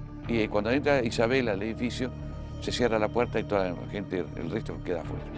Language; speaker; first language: Spanish; native; Spanish